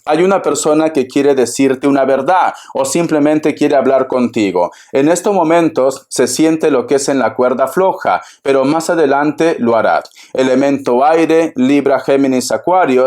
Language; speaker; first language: Spanish; native; Spanish